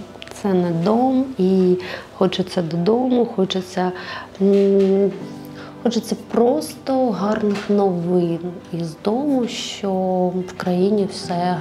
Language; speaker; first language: Ukrainian; non-native, local second language; Russian